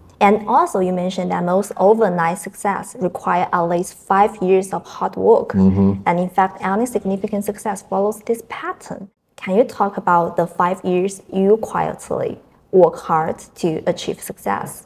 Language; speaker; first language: English; non-native, fluent; Chinese